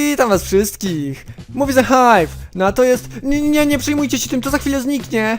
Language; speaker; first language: Polish; native; Polish